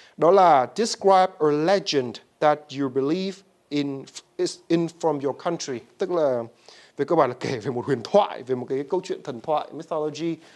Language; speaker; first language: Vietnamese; native; Vietnamese